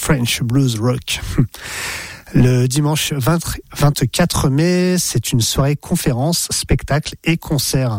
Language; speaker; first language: French; native; French